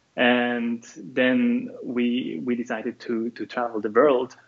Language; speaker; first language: English; non-native, fluent; German